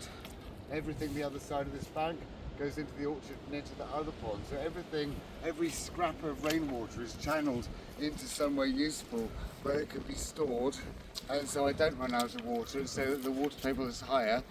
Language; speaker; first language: English; native; English